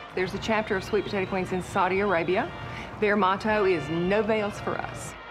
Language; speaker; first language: English; native; English